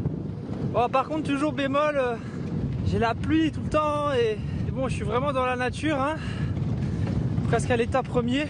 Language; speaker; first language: French; native; French